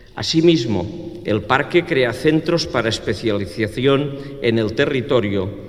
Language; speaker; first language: Spanish; non-native, local second language; Catalan